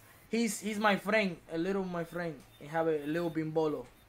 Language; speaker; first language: English; non-native, learner; Spanish